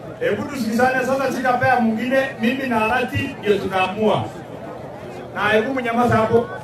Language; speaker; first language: Swahili; non-native, local second language; Masai